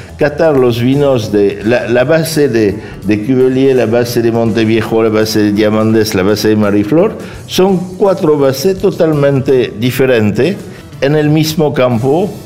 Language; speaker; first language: Spanish; non-native, fluent; French